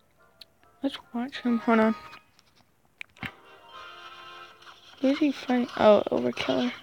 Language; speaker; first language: English; native; English